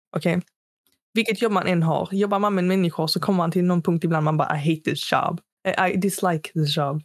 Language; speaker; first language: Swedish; early bilingual, other home language; Arabic